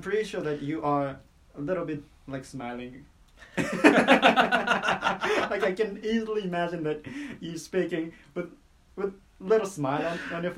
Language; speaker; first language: English; non-native, fluent; Japanese